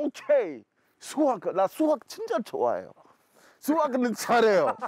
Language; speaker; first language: Korean; non-native, fluent; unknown